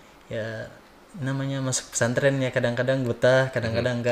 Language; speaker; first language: Indonesian; native; Indonesian